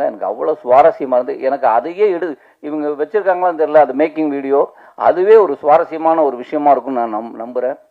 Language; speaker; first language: Tamil; native; Tamil